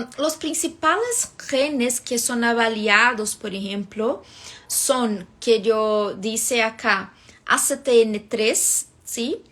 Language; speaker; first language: Spanish; non-native, fluent; Portuguese